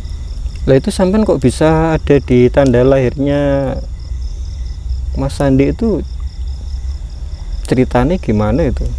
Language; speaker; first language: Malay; non-native, local second language; Javanese